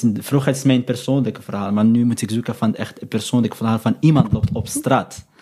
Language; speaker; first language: Dutch; non-native, learner; Arabic